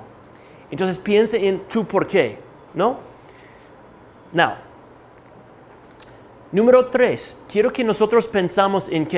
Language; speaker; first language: Spanish; non-native, fluent; English